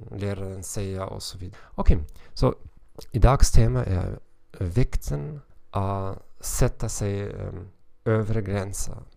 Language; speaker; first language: Swedish; non-native, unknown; German